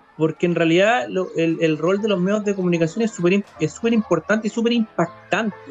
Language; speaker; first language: Spanish; native; Spanish